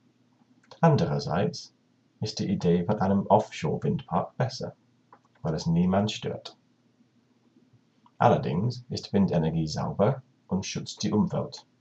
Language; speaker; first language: German; non-native, learner; English